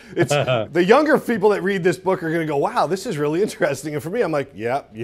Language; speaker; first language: English; native; English